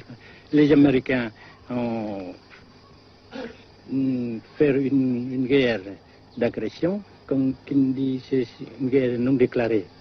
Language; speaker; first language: French; non-native, fluent; Vietnamese